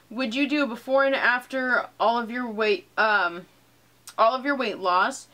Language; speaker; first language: English; native; English